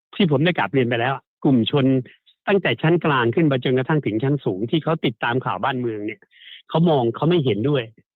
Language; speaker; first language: Thai; native; Thai